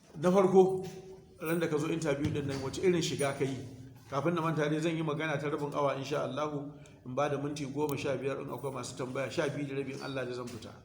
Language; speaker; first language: Hausa; native; Hausa